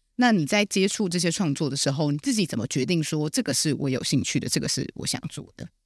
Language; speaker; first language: Chinese; native; Chinese